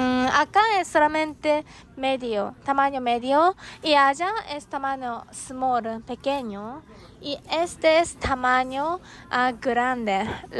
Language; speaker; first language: Spanish; non-native, learner; Japanese